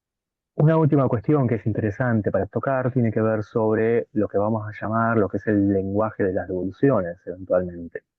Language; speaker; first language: Spanish; native; Spanish